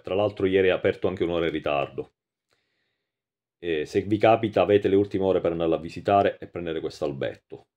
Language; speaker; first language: Italian; native; Italian